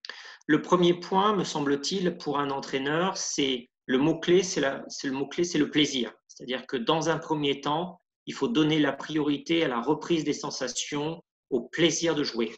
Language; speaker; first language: French; native; French